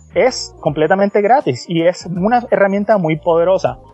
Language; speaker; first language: Spanish; native; Spanish